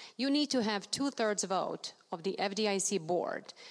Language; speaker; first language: English; non-native, fluent; Serbian